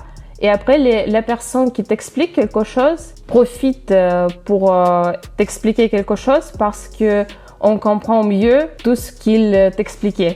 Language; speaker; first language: French; non-native, fluent; Russian